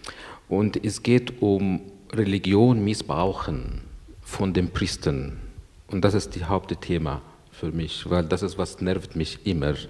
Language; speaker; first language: German; non-native, learner; Arabic